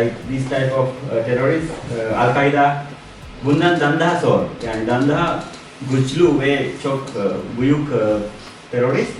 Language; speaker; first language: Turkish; non-native, learner; Sinhala